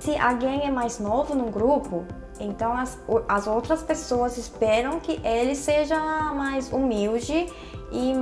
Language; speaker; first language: Portuguese; non-native, fluent; Korean